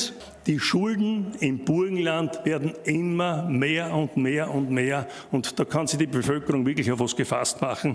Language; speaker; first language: German; native; German